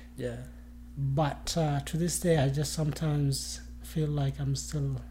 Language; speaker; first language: English; non-native, fluent; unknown